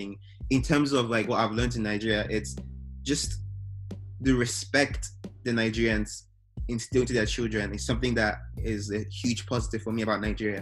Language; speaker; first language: English; non-native, local second language; Igbo